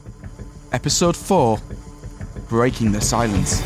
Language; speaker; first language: English; native; English